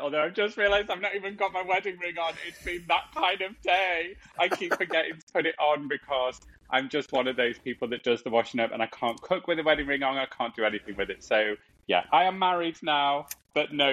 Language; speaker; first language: English; native; English